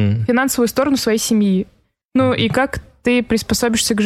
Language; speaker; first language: Russian; native; Russian